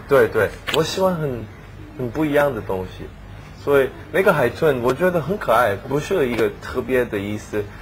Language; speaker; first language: Chinese; non-native, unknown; English